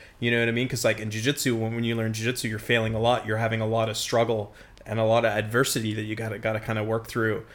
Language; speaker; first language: English; native; English